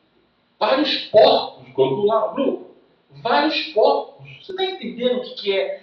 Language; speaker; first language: Portuguese; native; Portuguese